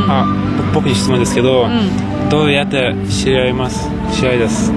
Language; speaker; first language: Japanese; non-native, fluent; Lithuanian